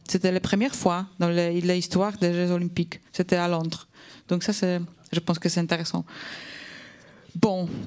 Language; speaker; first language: French; non-native, fluent; Polish